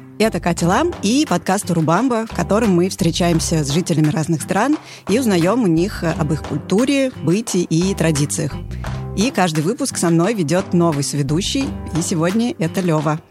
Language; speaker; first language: Russian; native; Russian